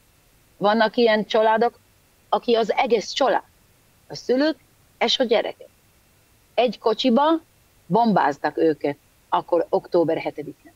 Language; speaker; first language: Hungarian; early bilingual, heritage; Hebrew